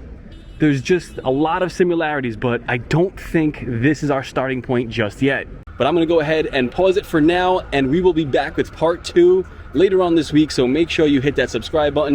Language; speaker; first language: English; native; English